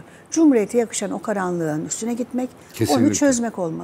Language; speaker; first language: Turkish; native; Turkish